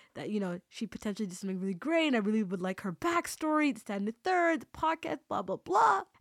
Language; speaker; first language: English; native; English